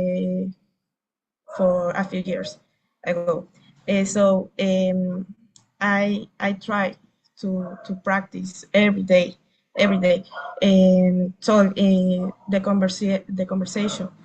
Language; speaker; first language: English; non-native, learner; Spanish